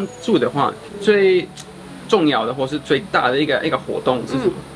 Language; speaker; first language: Chinese; non-native, fluent; Swedish